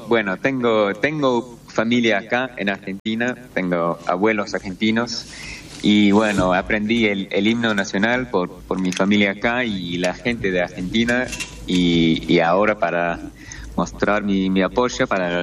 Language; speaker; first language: Spanish; non-native, fluent; English